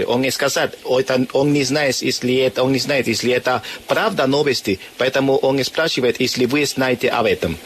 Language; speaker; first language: Russian; non-native, learner; Spanish